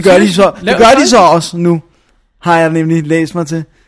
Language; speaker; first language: Danish; native; Danish